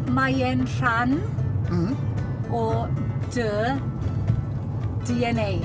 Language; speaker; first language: Welsh; native; Welsh